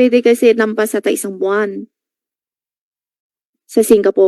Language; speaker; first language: Filipino; non-native, learner; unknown